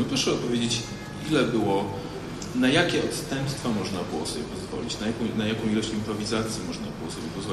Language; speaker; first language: Polish; native; Polish